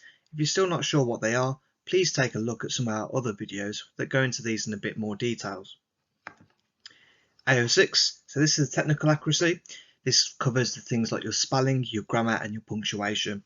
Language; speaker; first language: English; native; English